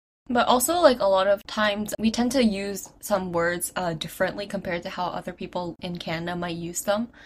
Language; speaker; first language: English; early bilingual, other home language; Chinese